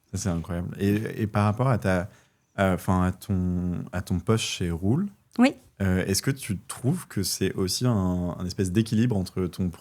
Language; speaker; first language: French; native; French